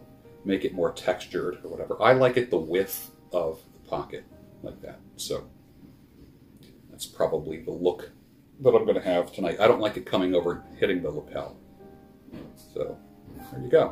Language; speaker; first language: English; native; English